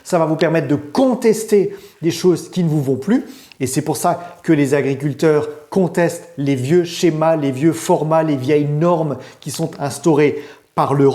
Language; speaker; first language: French; native; French